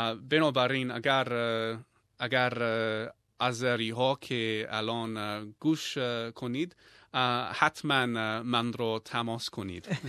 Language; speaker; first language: Persian; non-native, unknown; English